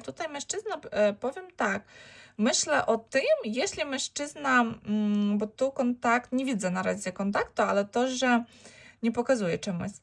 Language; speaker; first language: Polish; non-native, learner; Ukrainian